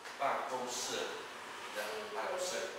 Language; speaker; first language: Chinese; non-native, fluent; Vietnamese